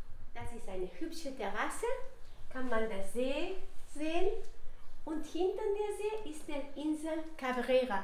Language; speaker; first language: German; non-native, learner; Spanish